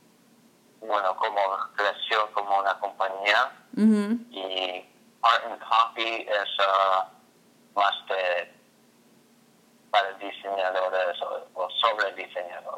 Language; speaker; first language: Spanish; non-native, fluent; English